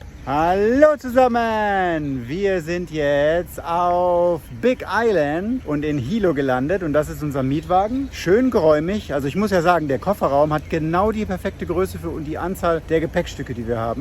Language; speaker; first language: German; native; German